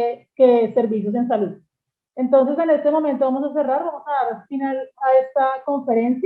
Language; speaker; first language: Spanish; native; Spanish